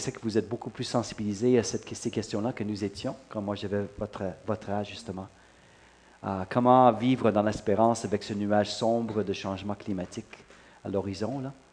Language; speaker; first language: French; non-native, fluent; English